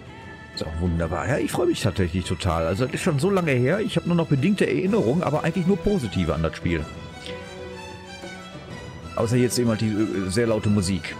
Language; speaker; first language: German; native; German